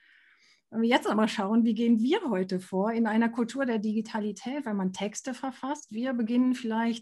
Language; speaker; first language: German; native; German